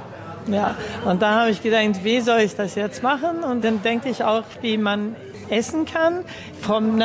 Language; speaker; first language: German; early bilingual, heritage; Swedish